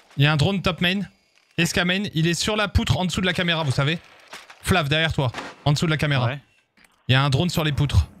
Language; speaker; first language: French; native; French